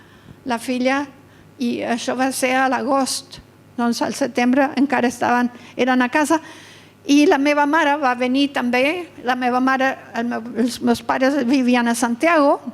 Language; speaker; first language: Catalan; early bilingual, heritage; Catalan